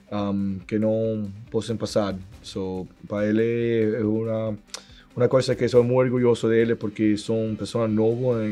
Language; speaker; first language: Portuguese; non-native, learner; Spanish